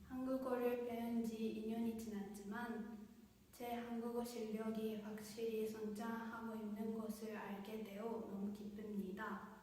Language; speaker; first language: Korean; non-native, fluent; Japanese